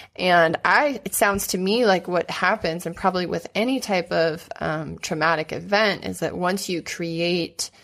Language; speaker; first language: English; native; English